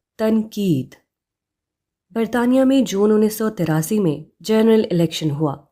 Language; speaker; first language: Urdu; native; Urdu